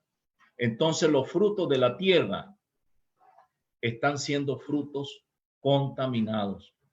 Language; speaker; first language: Spanish; native; Spanish